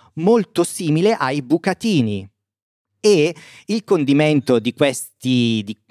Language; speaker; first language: Italian; native; Italian